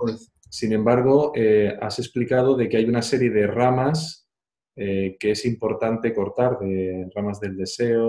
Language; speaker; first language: Spanish; native; Spanish